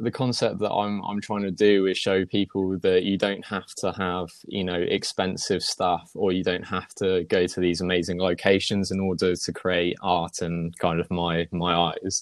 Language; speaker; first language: English; native; English